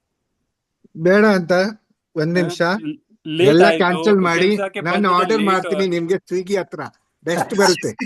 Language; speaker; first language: Kannada; non-native, learner; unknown